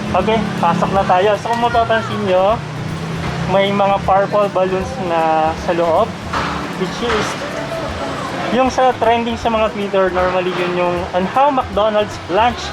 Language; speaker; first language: Filipino; native; Filipino